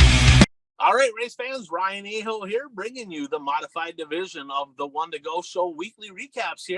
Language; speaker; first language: English; native; English